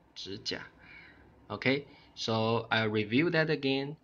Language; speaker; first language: English; non-native, fluent; Chinese